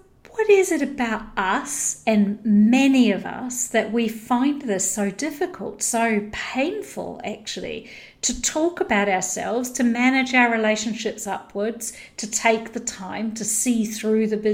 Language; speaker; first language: English; native; English